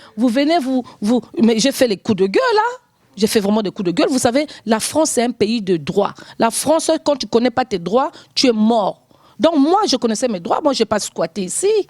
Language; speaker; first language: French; non-native, local second language; Lingala